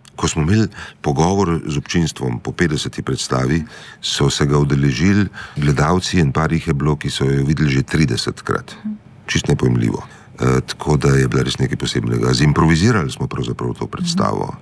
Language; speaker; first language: Slovenian; native; Slovenian